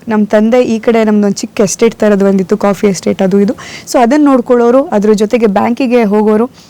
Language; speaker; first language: Kannada; non-native, local second language; Konkani